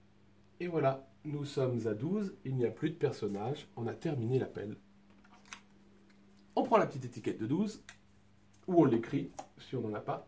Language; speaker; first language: French; native; French